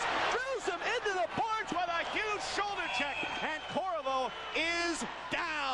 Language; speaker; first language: English; native; English